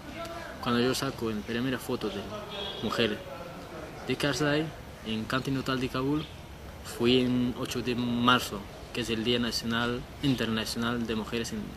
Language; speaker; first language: Spanish; non-native, learner; Persian